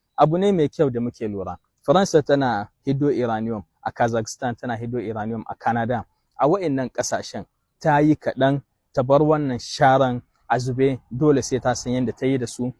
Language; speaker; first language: Hausa; native; Hausa